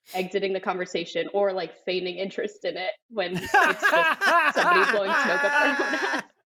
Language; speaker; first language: English; native; English